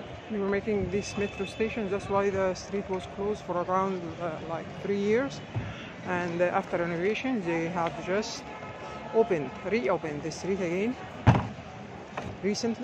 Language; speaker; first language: English; non-native, fluent; Arabic